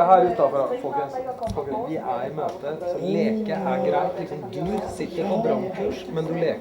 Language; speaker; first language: Norwegian; native; Norwegian